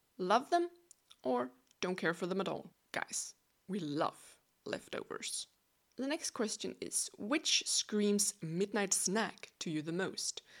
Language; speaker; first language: English; non-native, fluent; Danish